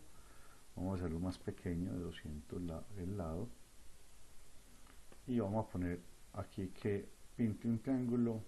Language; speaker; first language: Spanish; native; Spanish